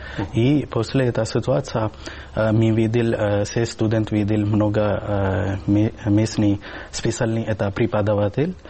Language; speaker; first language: Russian; non-native, learner; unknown